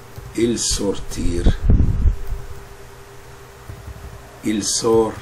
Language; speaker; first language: French; non-native, fluent; Arabic